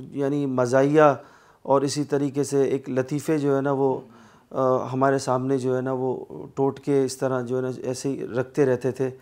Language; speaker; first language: Urdu; native; Urdu